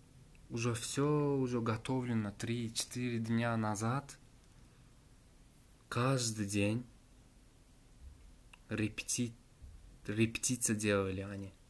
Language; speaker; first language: Russian; non-native, learner; Turkmen